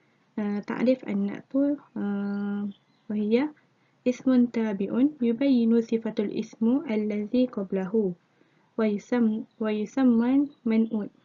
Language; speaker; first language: Arabic; non-native, learner; Malay